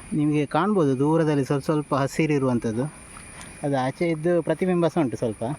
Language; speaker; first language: Kannada; native; Kannada